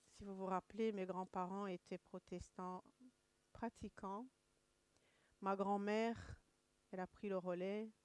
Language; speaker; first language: French; non-native, local second language; Kinyarwanda